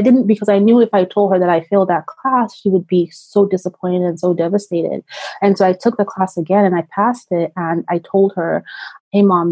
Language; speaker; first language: English; non-native, local second language; Yoruba